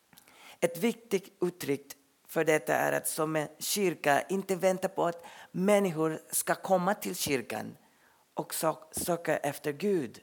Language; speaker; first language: Swedish; non-native, fluent; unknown